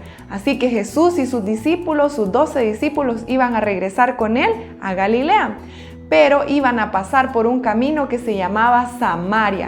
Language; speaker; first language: Spanish; native; Spanish